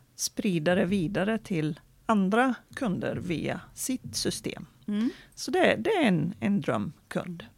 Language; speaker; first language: Swedish; non-native, fluent; Arabic